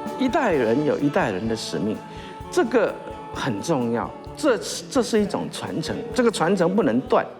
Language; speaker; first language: Chinese; native; Chinese